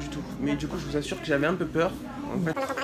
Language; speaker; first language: French; native; French